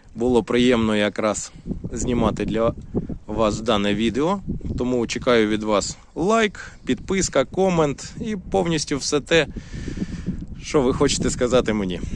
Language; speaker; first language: Ukrainian; non-native, local second language; Russian